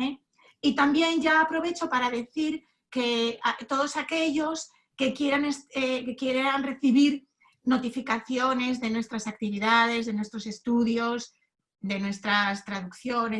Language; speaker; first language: Spanish; native; Spanish